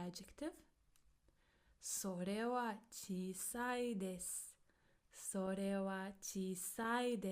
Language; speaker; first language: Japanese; non-native, fluent; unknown